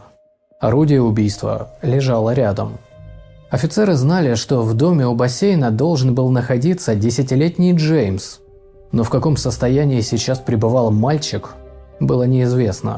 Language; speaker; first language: Russian; native; Russian